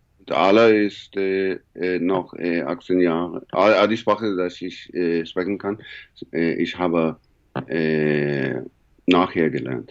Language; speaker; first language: German; non-native, learner; English